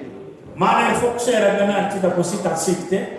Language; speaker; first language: Swedish; non-native, fluent; Lingala